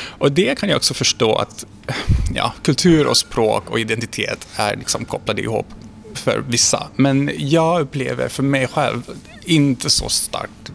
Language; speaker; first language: Swedish; non-native, fluent; Hungarian